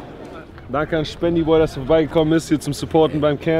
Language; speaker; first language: German; native; German